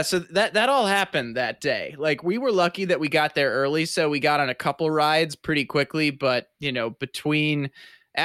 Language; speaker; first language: English; native; English